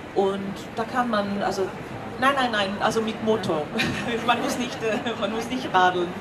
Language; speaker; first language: German; non-native, fluent; Danish